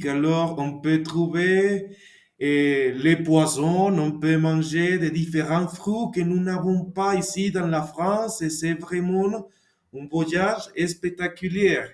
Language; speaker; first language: French; non-native, learner; Spanish